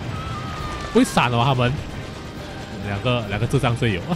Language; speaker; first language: Chinese; native; Chinese